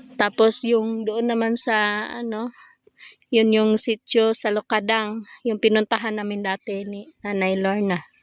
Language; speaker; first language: Filipino; non-native, local second language; Cebuano